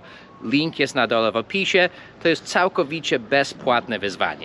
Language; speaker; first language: Polish; non-native, fluent; English